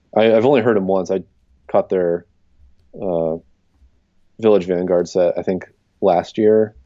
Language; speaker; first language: English; native; English